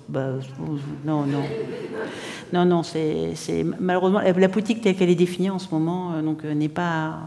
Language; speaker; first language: French; native; French